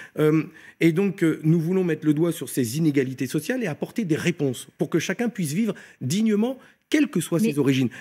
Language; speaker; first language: French; native; French